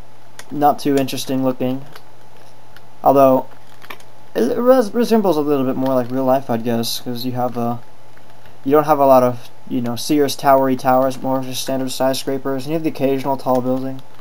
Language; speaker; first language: English; native; English